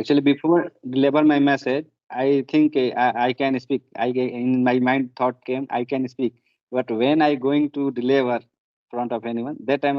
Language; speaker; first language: English; non-native, learner; Hindi